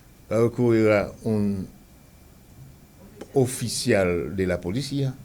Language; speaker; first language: Spanish; non-native, fluent; Haitian Creole